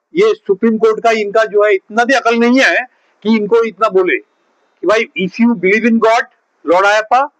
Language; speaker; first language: Hindi; non-native, local second language; Bangla